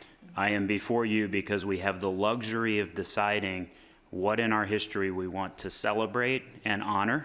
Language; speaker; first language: English; native; English